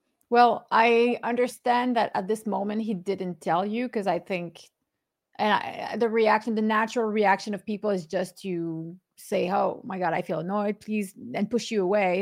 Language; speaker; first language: English; non-native, fluent; French